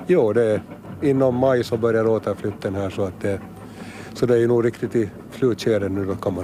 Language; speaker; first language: Swedish; native; Swedish